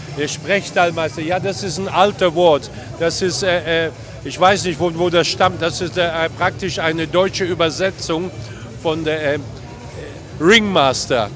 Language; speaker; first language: German; non-native, fluent; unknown